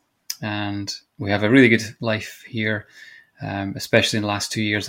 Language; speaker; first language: English; native; English